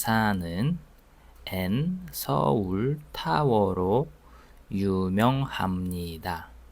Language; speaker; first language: Korean; non-native, fluent; Russian